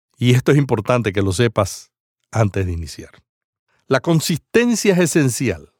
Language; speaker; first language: Spanish; native; Spanish